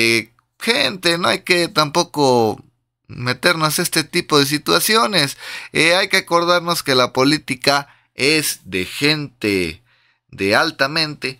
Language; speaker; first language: Spanish; native; Spanish